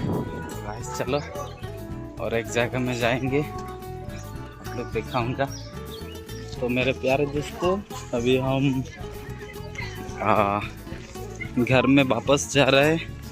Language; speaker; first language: Hindi; non-native, local second language; Odia